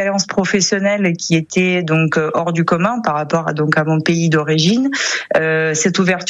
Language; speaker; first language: French; non-native, fluent; Romanian